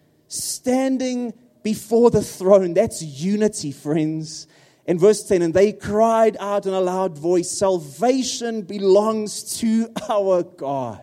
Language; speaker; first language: English; non-native, local second language; Afrikaans